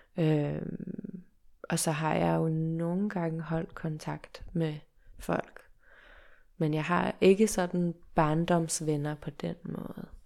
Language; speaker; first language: Danish; early bilingual, heritage; Danish